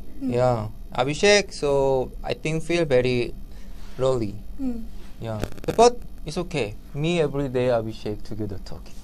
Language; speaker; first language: English; non-native, learner; Korean